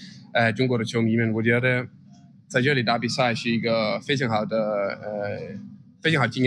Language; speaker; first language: Chinese; non-native, fluent; Danish